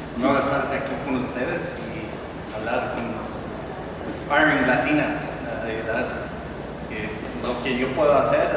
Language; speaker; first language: Spanish; early bilingual, heritage; Spanish